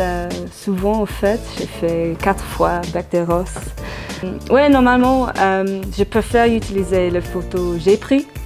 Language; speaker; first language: French; non-native, fluent; English